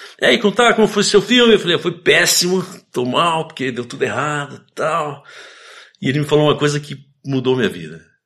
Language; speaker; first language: Portuguese; native; Portuguese